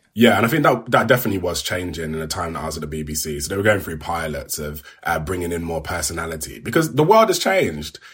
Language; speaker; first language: English; native; English